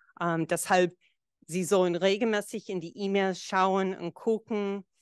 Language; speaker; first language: German; non-native, fluent; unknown